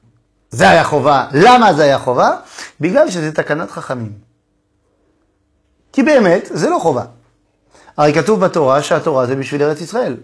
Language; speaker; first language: Hebrew; non-native, fluent; French